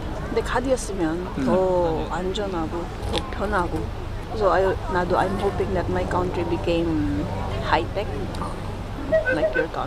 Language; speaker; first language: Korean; non-native, fluent; Filipino